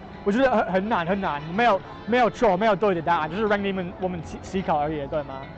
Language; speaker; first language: Chinese; non-native, learner; English